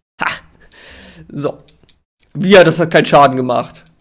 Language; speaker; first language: German; native; German